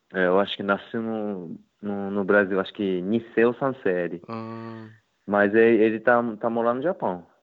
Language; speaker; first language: Portuguese; non-native, fluent; Japanese